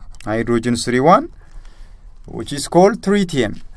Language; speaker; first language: English; non-native, local second language; Amharic